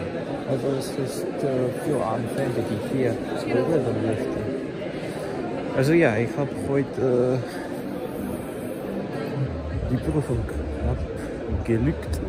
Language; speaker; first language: German; non-native, learner; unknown